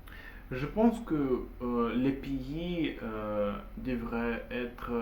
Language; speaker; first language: French; non-native, learner; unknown